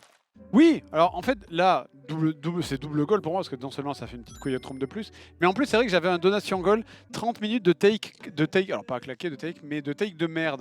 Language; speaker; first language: French; native; French